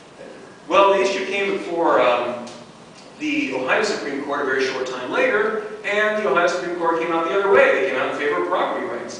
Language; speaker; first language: English; native; English